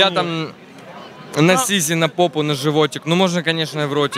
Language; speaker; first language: Russian; native; Russian